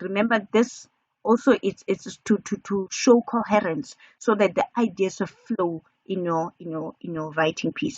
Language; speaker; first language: English; non-native, local second language; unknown